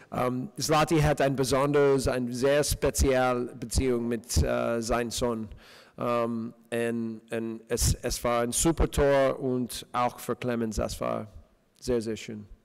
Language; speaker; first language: German; non-native, fluent; English